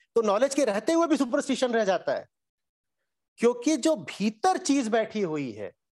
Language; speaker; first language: Hindi; native; Hindi